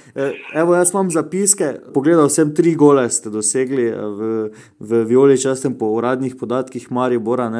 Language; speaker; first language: Slovenian; native; Slovenian